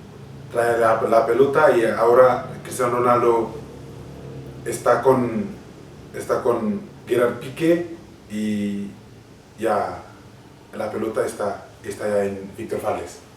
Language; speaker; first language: Spanish; non-native, fluent; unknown